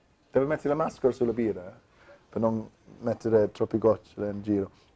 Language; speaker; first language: Italian; non-native, learner; English